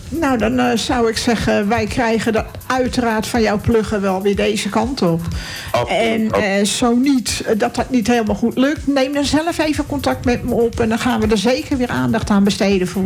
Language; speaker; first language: Dutch; native; Dutch